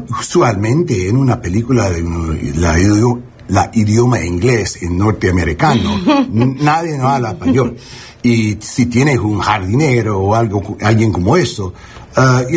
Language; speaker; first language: Spanish; non-native, learner; English